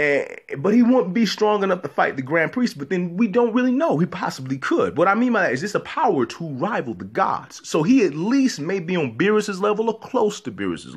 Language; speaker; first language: English; native; English